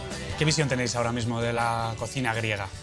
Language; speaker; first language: Spanish; native; Spanish